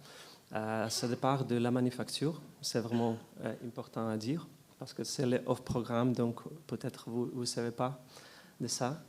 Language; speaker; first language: French; non-native, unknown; Ukrainian